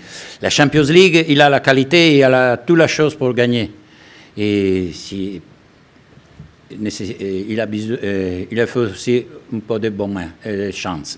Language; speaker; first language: French; non-native, learner; Italian